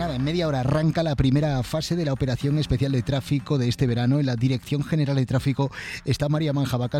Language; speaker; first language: Spanish; native; Spanish